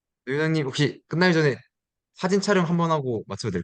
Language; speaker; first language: Korean; native; Korean